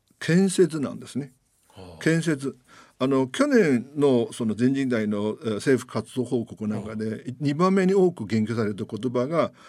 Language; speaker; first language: Japanese; non-native, fluent; Chinese